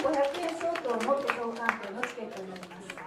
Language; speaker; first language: Japanese; native; Japanese